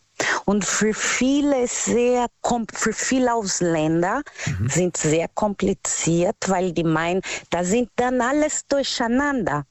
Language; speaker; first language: German; non-native, learner; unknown